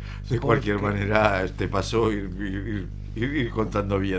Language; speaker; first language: Spanish; native; Spanish